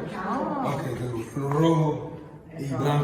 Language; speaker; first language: Spanish; non-native, learner; English